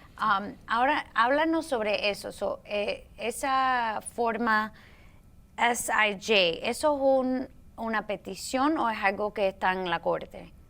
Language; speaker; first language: Spanish; early bilingual, heritage; Spanish